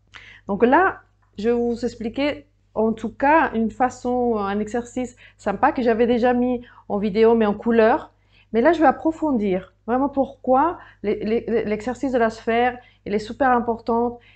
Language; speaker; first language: French; native; French